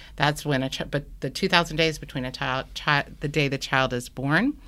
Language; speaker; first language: English; native; English